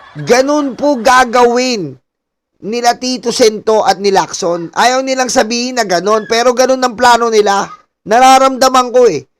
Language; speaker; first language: Filipino; native; Filipino